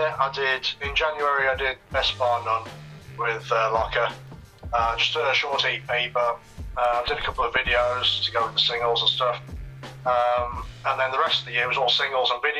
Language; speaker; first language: English; native; English